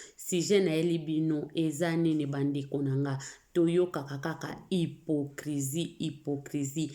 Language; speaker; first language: Lingala; native; Lingala